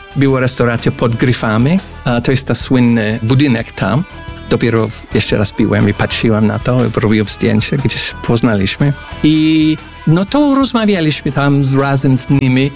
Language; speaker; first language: Polish; non-native, fluent; English